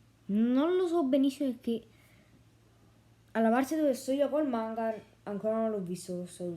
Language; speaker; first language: Italian; native; Italian